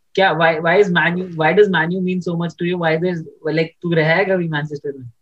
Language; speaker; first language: Hindi; native; Hindi